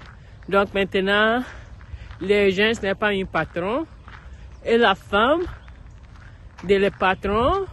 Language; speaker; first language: French; non-native, learner; English